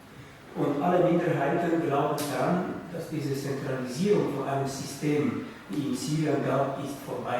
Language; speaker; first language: German; non-native, fluent; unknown